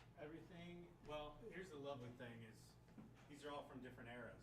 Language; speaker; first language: English; native; English